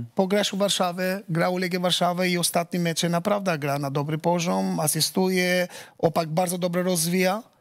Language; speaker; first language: Polish; non-native, learner; Albanian